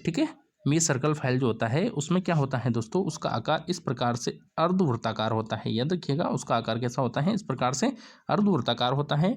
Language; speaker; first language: Hindi; native; Hindi